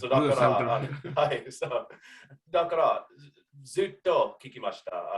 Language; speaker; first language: Japanese; non-native, learner; English